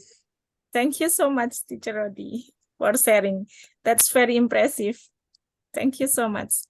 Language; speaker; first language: English; non-native, learner; Indonesian